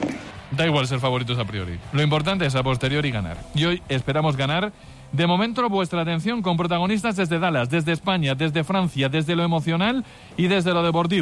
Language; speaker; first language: Spanish; native; Spanish